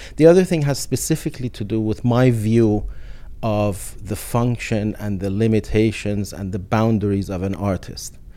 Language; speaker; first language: English; non-native, fluent; Persian